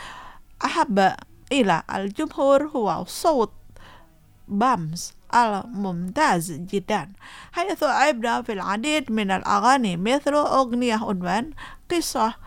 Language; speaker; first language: Arabic; non-native, fluent; Indonesian